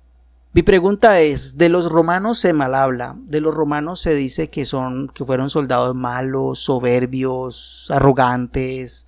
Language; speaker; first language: Spanish; native; Spanish